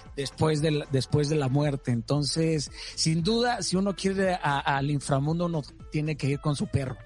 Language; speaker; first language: Spanish; native; Spanish